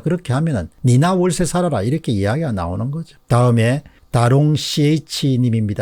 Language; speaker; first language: Korean; native; Korean